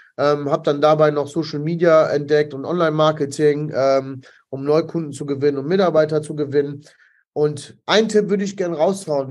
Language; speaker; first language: German; early bilingual, other home language; Italian